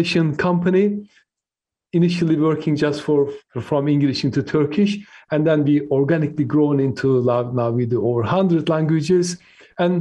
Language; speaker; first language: English; non-native, fluent; Turkish